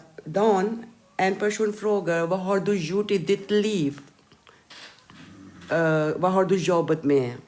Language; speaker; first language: Swedish; non-native, learner; Urdu